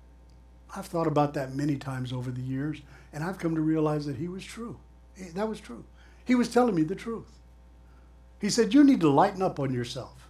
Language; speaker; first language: English; native; English